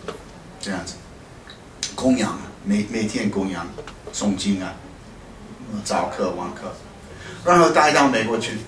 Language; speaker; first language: Chinese; non-native, fluent; English